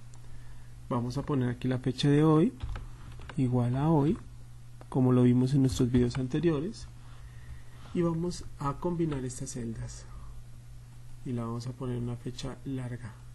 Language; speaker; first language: Spanish; native; Spanish